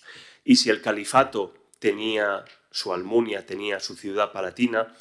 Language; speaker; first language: Spanish; native; Spanish